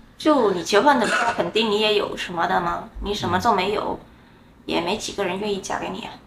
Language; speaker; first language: Chinese; non-native, fluent; Vietnamese